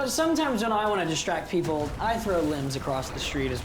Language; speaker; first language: English; native; English